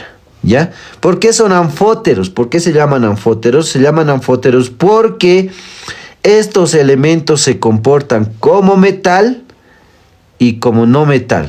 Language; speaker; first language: Spanish; native; Spanish